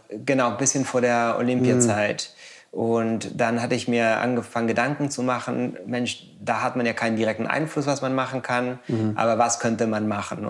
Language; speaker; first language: German; non-native, fluent; Spanish